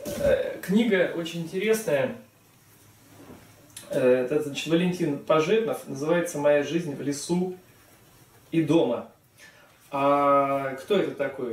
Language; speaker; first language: Russian; native; Russian